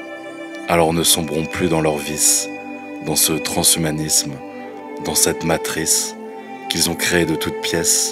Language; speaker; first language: French; native; French